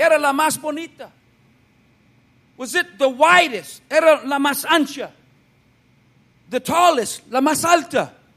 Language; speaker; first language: Spanish; non-native, fluent; English